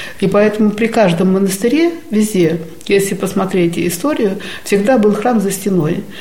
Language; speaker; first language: Russian; native; Russian